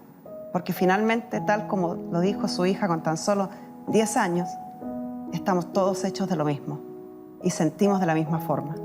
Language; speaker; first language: Spanish; native; Spanish